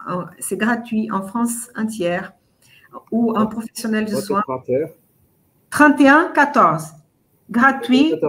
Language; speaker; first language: French; non-native, fluent; Portuguese